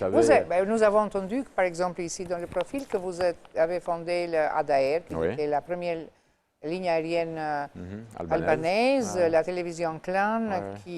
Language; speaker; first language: French; non-native, fluent; Albanian